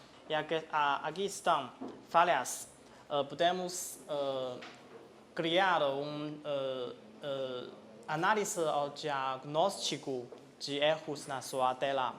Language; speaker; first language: Portuguese; non-native, fluent; Chinese